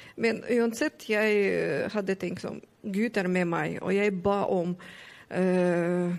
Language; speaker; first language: Norwegian; non-native, learner; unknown